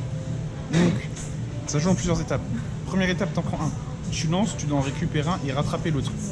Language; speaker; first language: French; native; French